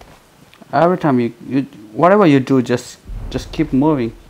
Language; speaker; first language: English; non-native, fluent; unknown